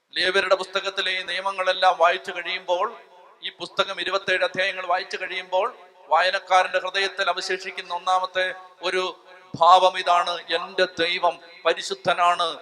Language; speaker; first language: Malayalam; native; Malayalam